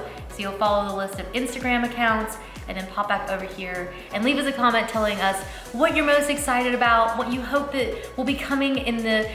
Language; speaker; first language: English; native; English